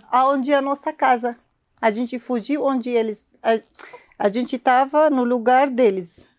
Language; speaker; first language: Portuguese; non-native, learner; Arabic